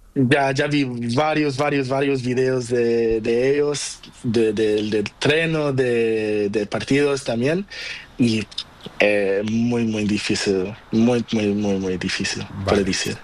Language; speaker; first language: Spanish; non-native, learner; Portuguese